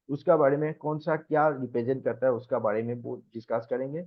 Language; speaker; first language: Hindi; non-native, local second language; Assamese